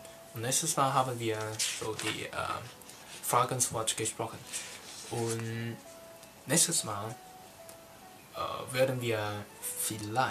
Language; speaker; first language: German; non-native, learner; Cantonese